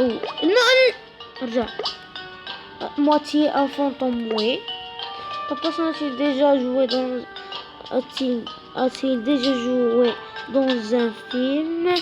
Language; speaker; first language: French; non-native, local second language; Arabic